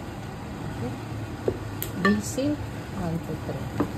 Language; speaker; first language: English; non-native, learner; Filipino